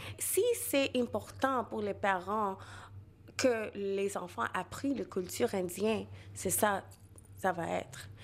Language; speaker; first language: French; non-native, local second language; Bangla